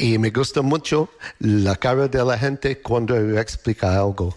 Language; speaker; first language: Spanish; non-native, learner; English